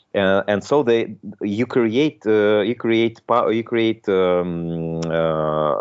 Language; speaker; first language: English; non-native, fluent; Russian